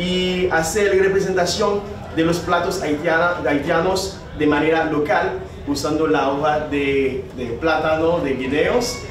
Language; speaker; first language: Spanish; non-native, fluent; Haitian Creole